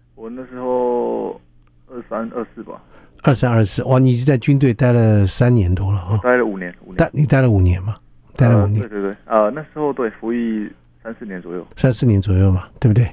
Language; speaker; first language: Chinese; native; Chinese